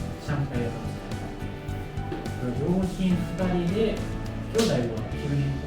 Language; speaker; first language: Japanese; non-native, fluent; Filipino